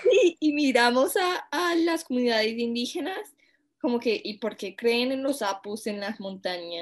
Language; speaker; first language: Spanish; non-native, fluent; English